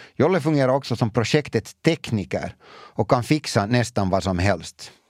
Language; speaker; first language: Swedish; native; Swedish